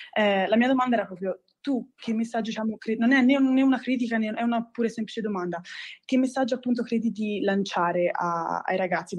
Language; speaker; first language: Italian; native; Italian